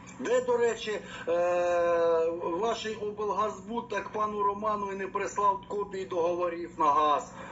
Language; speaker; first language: Ukrainian; non-native, local second language; Russian